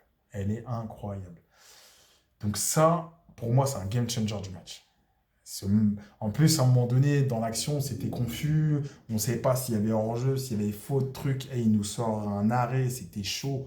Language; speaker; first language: French; native; French